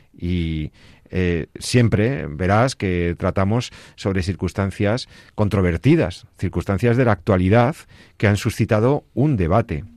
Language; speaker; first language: Spanish; native; Spanish